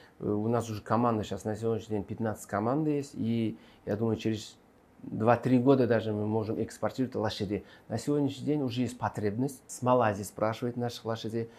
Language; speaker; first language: Russian; non-native, local second language; Uzbek